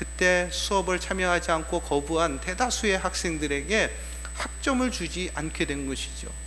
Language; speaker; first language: Korean; native; Korean